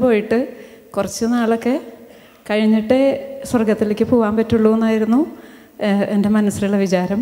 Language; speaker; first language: Malayalam; native; Malayalam